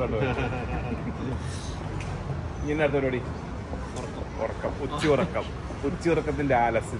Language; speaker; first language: Malayalam; native; Malayalam